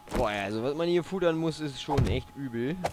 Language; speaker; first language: German; native; German